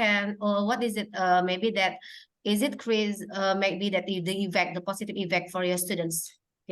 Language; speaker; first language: English; non-native, learner; Indonesian